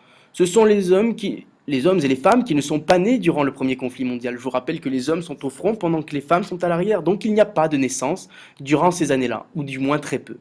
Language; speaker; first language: French; native; French